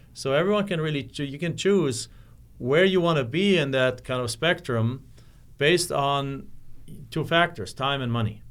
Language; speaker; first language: English; non-native, fluent; German